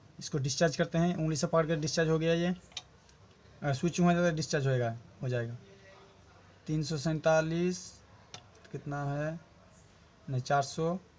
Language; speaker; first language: Hindi; non-native, local second language; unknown